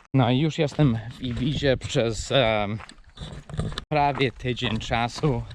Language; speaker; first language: Polish; non-native, fluent; English